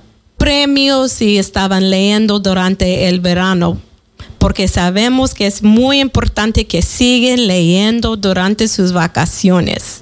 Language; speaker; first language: Spanish; early bilingual, heritage; Spanish